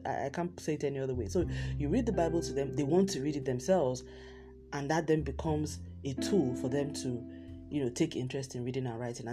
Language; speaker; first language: English; non-native, local second language; Yoruba